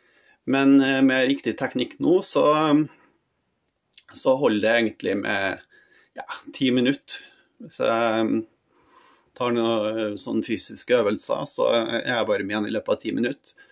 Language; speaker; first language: Norwegian; native; Norwegian